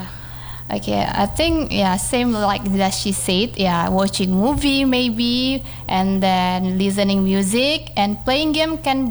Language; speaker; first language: English; non-native, learner; Indonesian